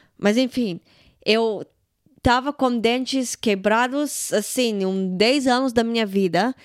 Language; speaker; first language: Portuguese; non-native, fluent; Russian